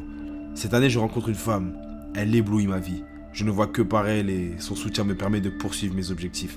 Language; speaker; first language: French; native; French